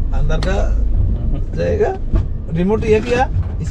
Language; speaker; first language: Hindi; non-native, local second language; Malayalam